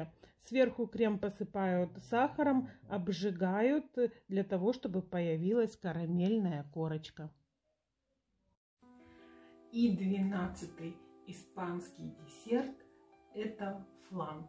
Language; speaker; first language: Russian; native; Russian